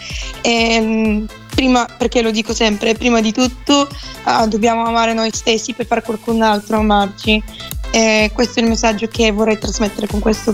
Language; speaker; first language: Italian; non-native, fluent; Bulgarian